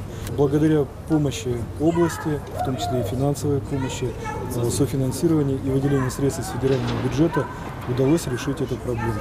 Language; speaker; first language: Russian; native; Russian